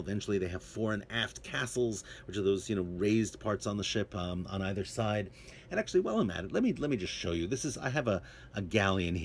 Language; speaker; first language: English; native; English